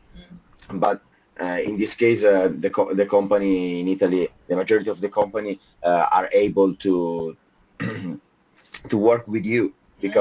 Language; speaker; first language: English; non-native, fluent; Italian